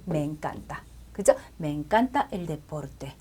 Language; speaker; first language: Spanish; non-native, fluent; Korean